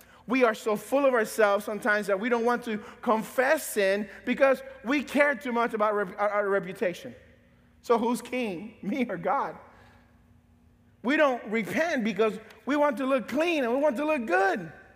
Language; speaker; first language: English; native; English